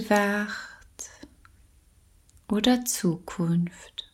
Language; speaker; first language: German; non-native, local second language; Luxembourgish